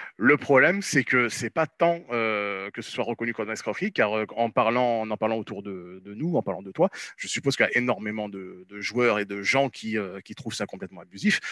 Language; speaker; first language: French; native; French